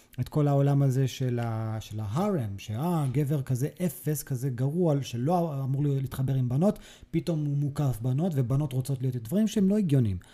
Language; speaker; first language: Hebrew; early bilingual, other home language; English